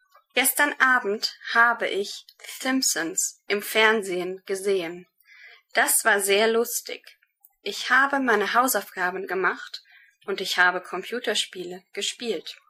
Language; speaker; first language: German; non-native, learner; English